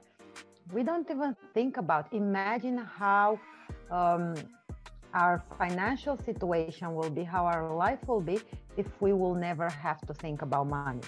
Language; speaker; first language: English; non-native, fluent; Romanian